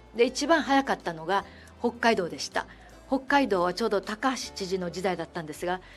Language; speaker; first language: Japanese; native; Japanese